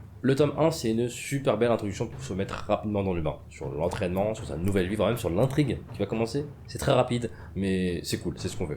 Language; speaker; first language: French; native; French